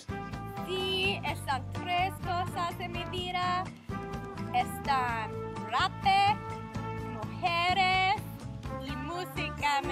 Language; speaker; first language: Spanish; non-native, learner; English